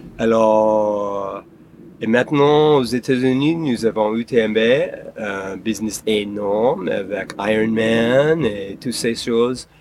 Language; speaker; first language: French; non-native, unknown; English